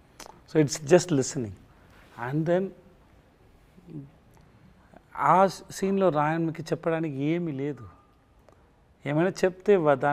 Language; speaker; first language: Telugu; non-native, learner; Tamil